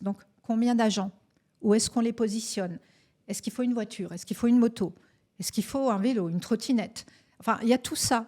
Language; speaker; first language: French; native; French